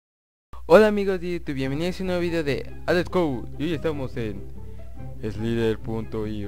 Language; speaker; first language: Spanish; native; Spanish